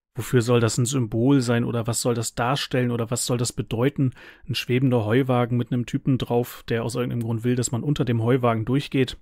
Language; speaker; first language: German; native; German